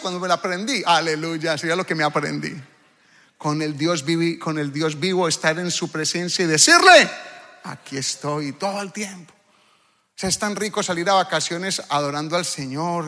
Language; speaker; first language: Spanish; native; Spanish